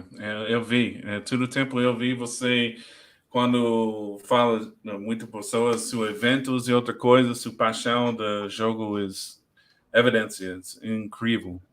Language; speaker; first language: Portuguese; non-native, learner; English